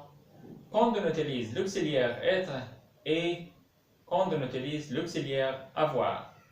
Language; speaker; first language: French; non-native, local second language; Arabic